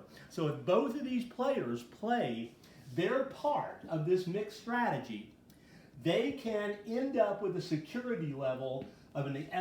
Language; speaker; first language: English; native; English